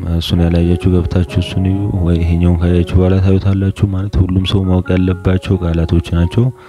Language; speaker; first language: Amharic; non-native, local second language; Oromo